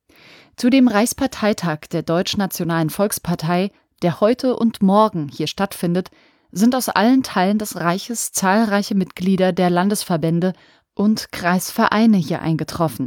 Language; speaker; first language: German; native; German